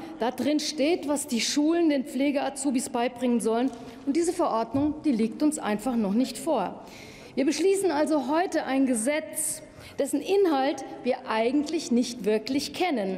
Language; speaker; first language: German; native; German